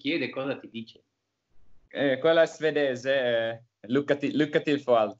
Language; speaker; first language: Italian; non-native, learner; Finnish